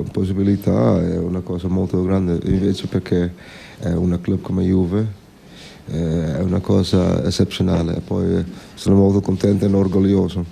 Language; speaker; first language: Italian; non-native, fluent; Dutch